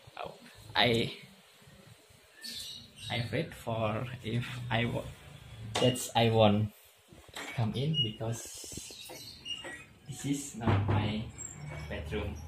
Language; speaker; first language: English; non-native, learner; Indonesian